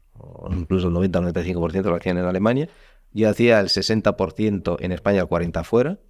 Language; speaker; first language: Spanish; non-native, fluent; Italian